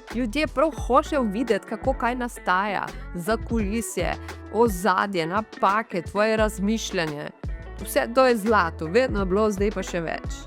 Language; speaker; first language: Slovenian; early bilingual, heritage; Portuguese